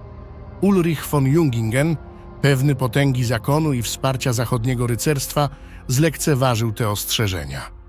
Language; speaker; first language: Polish; native; Polish